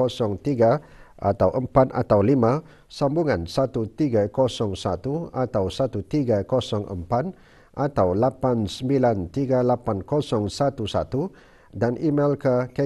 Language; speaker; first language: Malay; native; Malay